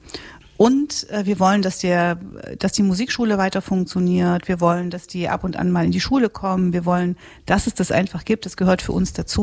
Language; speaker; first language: German; native; German